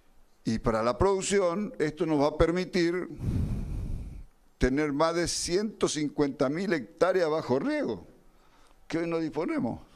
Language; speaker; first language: Spanish; native; Spanish